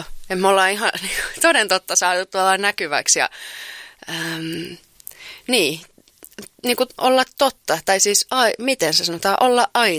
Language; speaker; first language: Finnish; native; Finnish